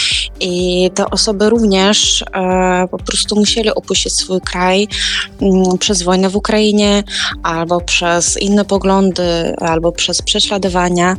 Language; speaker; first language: Polish; non-native, fluent; Ukrainian